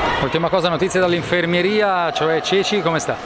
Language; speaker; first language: Italian; native; Italian